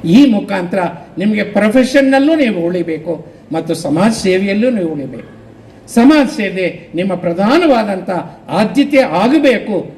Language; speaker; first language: Kannada; non-native, local second language; Telugu